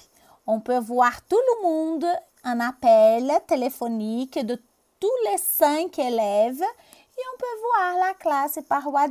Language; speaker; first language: French; non-native, fluent; Portuguese